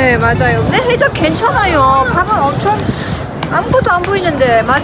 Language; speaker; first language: Korean; non-native, learner; Persian